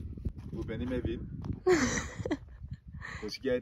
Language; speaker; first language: Turkish; non-native, learner; Korean